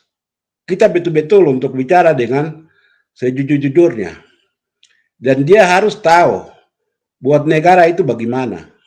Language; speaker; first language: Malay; non-native, local second language; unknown